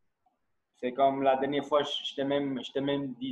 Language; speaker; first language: French; non-native, fluent; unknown